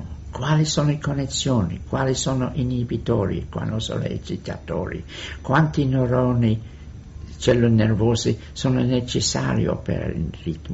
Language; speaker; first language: Italian; non-native, fluent; English